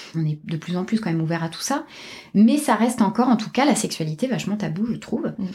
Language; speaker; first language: French; native; French